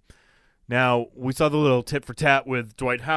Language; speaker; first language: English; native; English